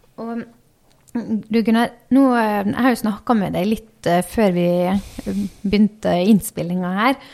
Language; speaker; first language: Norwegian; native; Norwegian